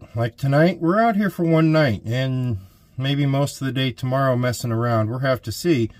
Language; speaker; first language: English; native; English